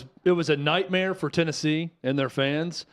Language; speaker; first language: English; native; English